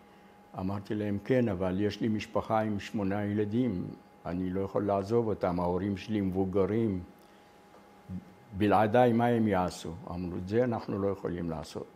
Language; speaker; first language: Hebrew; non-native, fluent; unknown